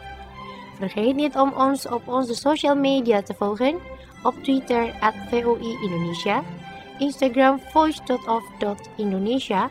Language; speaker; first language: Dutch; non-native, fluent; Indonesian